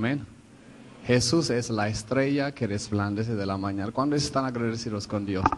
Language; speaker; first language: Spanish; non-native, fluent; Hebrew